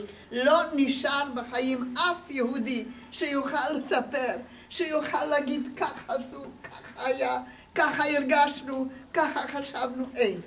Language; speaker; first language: Hebrew; non-native, fluent; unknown